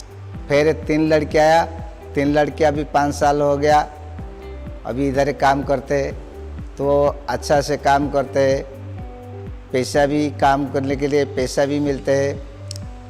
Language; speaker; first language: Hindi; non-native, local second language; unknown